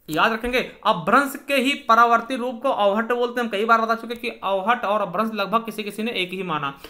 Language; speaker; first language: Hindi; native; Hindi